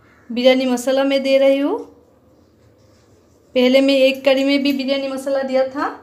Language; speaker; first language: Hindi; non-native, local second language; Bangla